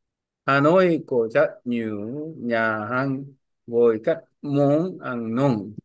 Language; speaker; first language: Vietnamese; non-native, learner; Korean